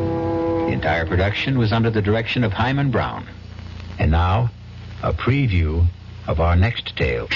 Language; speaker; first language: English; native; English